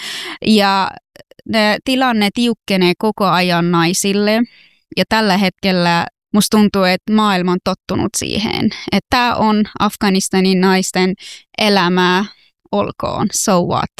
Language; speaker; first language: Finnish; non-native, fluent; Persian